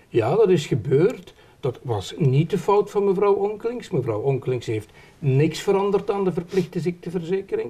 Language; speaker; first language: Dutch; native; Dutch